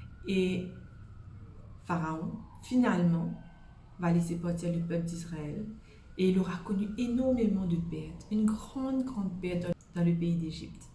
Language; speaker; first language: French; native; French